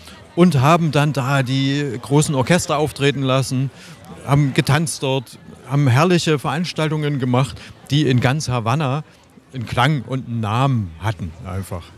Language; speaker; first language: German; native; German